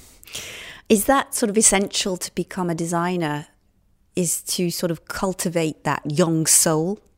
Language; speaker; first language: English; native; English